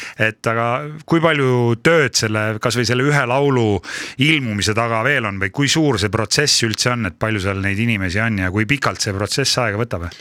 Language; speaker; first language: Estonian; native; Estonian